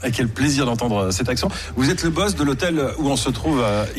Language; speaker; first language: French; native; French